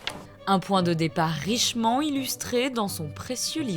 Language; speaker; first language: French; native; French